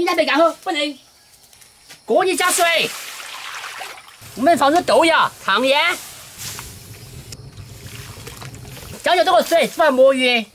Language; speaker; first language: Chinese; native; Chinese